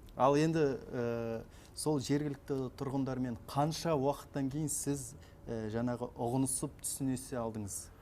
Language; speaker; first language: Kazakh; native; Kazakh